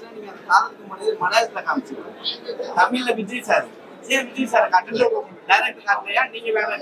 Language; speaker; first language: Tamil; native; Tamil